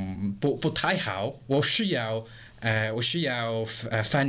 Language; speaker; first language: Chinese; non-native, learner; English